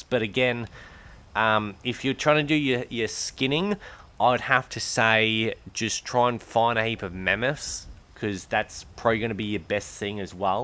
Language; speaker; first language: English; native; English